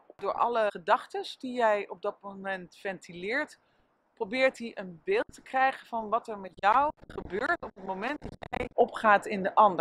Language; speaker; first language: Dutch; native; Dutch